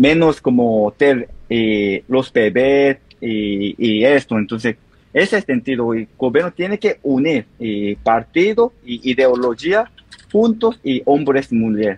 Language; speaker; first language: Spanish; non-native, learner; Korean